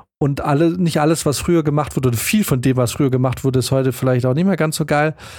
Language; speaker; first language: German; early bilingual, other home language; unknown